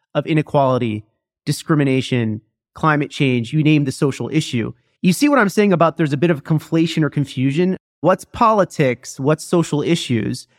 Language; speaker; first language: English; native; English